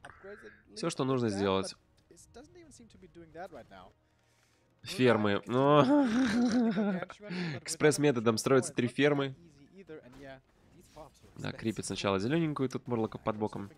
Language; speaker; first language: Russian; native; Russian